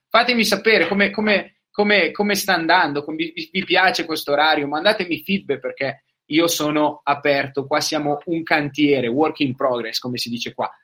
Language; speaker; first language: Italian; native; Italian